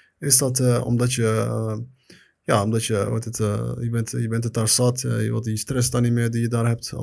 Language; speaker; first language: Dutch; early bilingual, other home language; Arabic